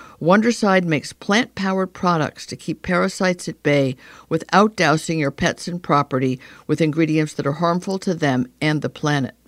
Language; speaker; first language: English; native; English